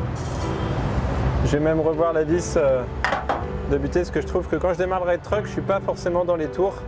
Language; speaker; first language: French; native; French